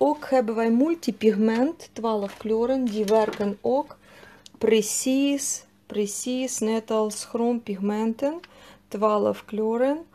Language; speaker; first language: Dutch; non-native, fluent; Russian